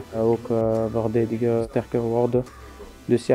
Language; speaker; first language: Dutch; non-native, local second language; French